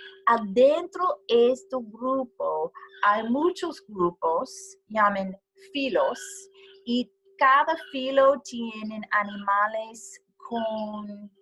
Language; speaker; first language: Spanish; non-native, learner; English